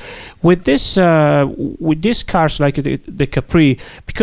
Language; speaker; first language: English; non-native, fluent; Italian